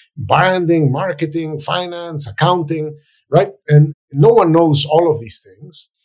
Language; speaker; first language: English; non-native, fluent; Spanish